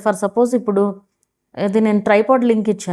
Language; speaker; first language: Telugu; native; Telugu